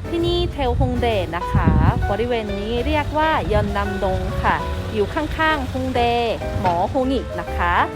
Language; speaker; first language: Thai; non-native, learner; Korean